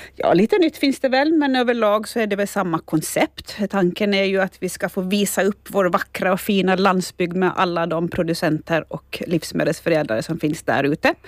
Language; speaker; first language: Swedish; native; Swedish